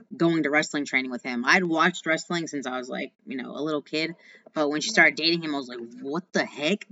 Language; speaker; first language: English; native; English